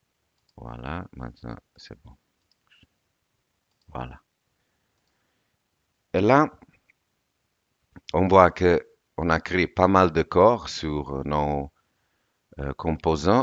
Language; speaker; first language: French; non-native, fluent; Italian